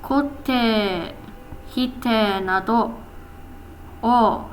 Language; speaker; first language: Japanese; non-native, learner; English